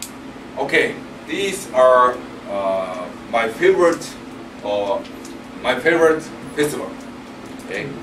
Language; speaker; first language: English; non-native, learner; Japanese